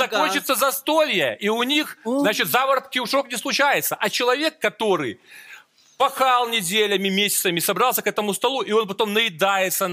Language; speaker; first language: Russian; native; Russian